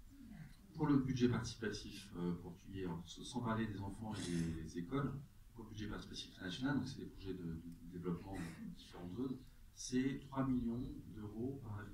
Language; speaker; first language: French; native; French